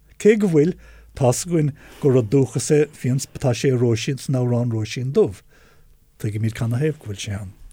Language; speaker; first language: Irish; native; Irish